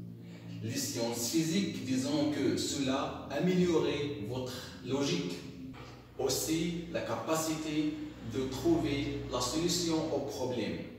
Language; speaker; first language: French; non-native, local second language; Arabic